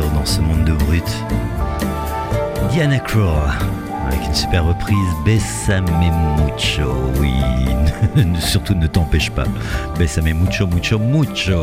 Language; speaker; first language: French; native; French